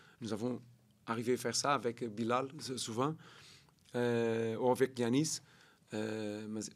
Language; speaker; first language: French; non-native, learner; Portuguese